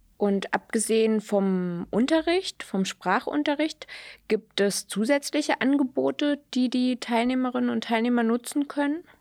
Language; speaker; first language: German; native; German